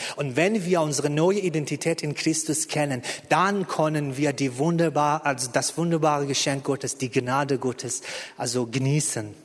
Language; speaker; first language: German; non-native, fluent; Persian